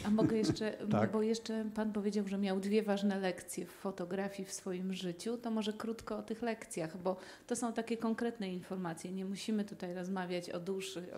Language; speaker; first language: Polish; native; Polish